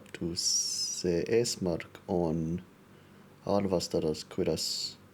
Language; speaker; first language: Estonian; non-native, learner; English